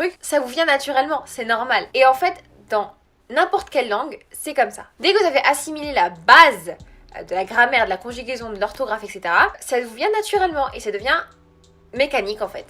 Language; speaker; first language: French; early bilingual, other home language; Arabic